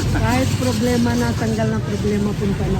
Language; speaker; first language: Filipino; non-native, learner; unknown